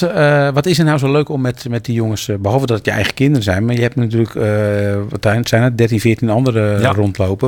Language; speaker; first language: Dutch; native; Dutch